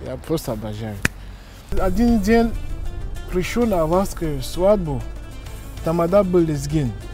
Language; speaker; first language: Russian; non-native, fluent; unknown